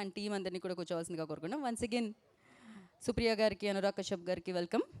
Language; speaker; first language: Telugu; native; Telugu